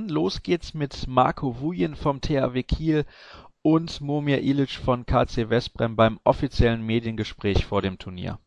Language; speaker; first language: German; native; German